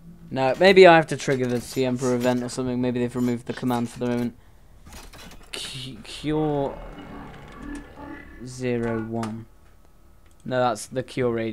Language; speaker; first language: English; native; English